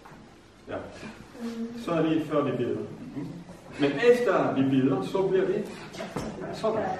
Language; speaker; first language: Danish; non-native, fluent; Vietnamese